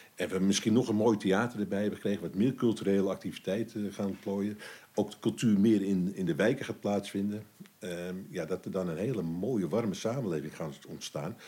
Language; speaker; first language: Dutch; native; Dutch